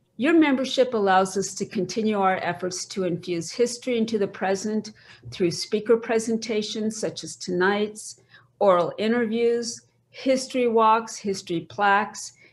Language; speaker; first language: English; native; English